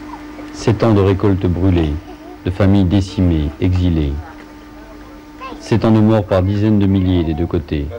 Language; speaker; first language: French; native; French